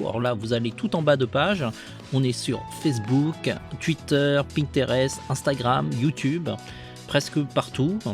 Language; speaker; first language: French; native; French